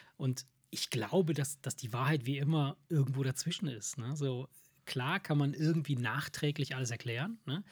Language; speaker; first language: German; early bilingual, other home language; Italian